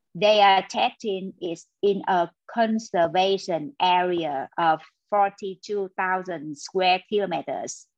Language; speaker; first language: English; non-native, learner; Vietnamese